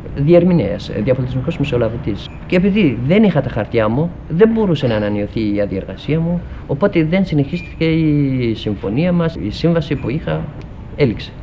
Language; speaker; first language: Greek; non-native, fluent; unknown